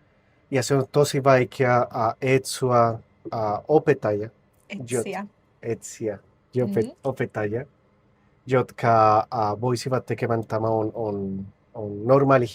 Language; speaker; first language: Finnish; non-native, learner; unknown